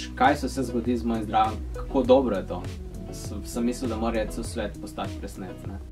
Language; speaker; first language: Slovenian; native; Slovenian